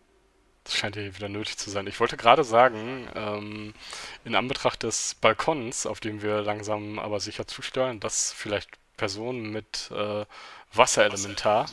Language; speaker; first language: German; native; German